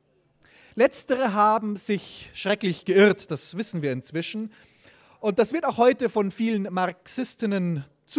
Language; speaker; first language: German; native; German